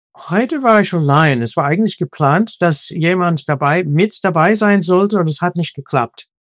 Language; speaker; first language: German; non-native, fluent; English